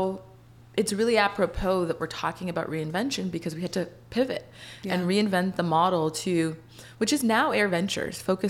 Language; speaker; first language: English; native; English